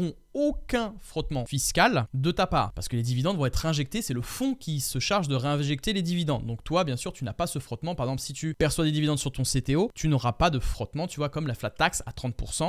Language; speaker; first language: French; native; French